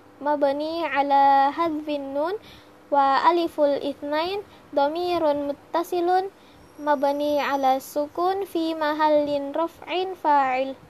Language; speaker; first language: Arabic; non-native, learner; Indonesian